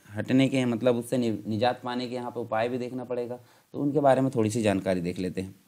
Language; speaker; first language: Hindi; native; Hindi